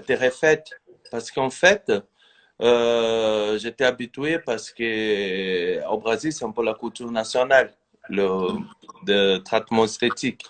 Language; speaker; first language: French; non-native, fluent; Portuguese